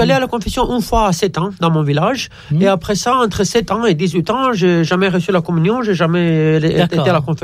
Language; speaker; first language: French; non-native, fluent; Romanian